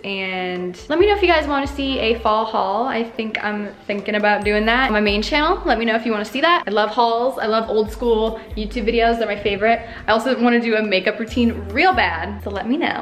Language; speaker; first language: English; native; English